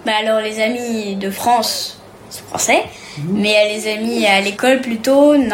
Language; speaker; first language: French; early bilingual, heritage; French